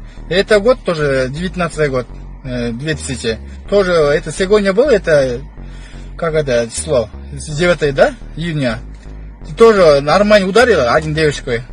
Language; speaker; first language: Russian; non-native, local second language; Kyrgyz